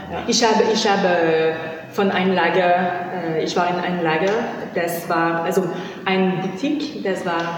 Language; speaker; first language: German; non-native, learner; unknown